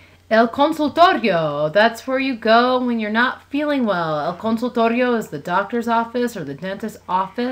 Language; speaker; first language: English; native; English